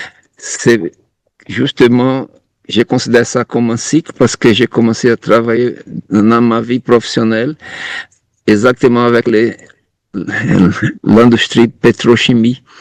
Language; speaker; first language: French; non-native, fluent; Portuguese